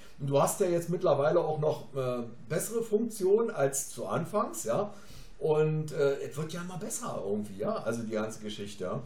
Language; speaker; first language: German; native; German